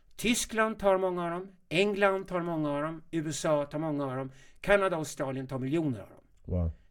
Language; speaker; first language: Swedish; native; Swedish